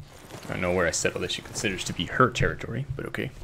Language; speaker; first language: English; native; English